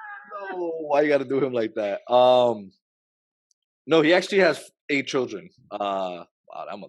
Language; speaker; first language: English; native; English